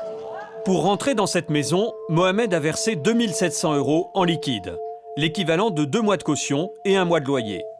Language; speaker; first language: French; native; French